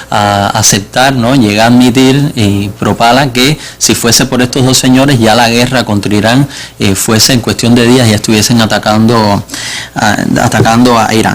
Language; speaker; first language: Spanish; native; Spanish